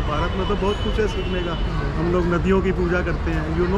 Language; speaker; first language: Hindi; native; Hindi